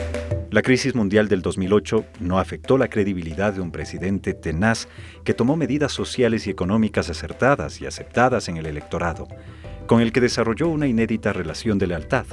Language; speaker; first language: Spanish; native; Spanish